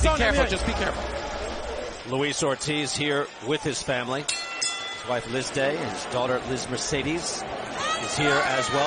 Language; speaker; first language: English; native; English